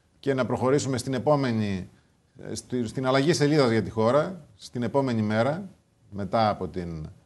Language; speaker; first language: Greek; native; Greek